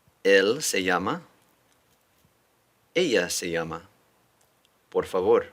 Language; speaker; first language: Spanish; non-native, fluent; English